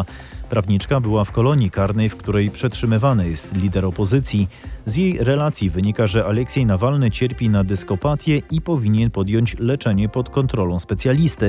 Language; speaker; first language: Polish; native; Polish